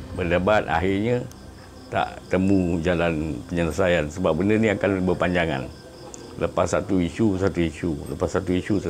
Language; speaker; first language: Malay; native; Malay